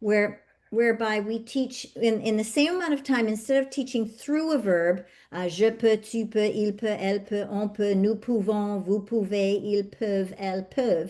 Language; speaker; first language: French; non-native, fluent; English